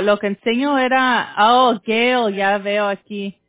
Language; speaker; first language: Spanish; early bilingual, heritage; Spanish